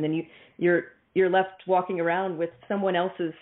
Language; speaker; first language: English; native; English